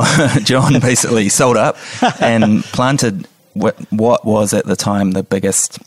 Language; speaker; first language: English; native; English